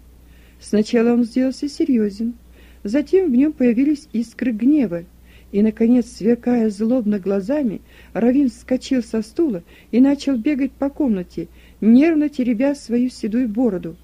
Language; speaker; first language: Russian; native; Russian